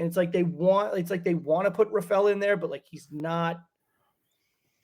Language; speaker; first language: English; native; English